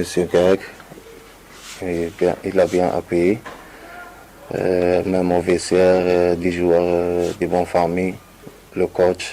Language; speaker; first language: French; non-native, learner; Arabic